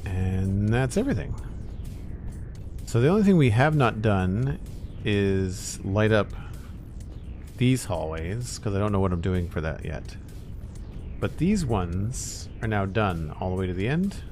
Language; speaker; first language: English; native; English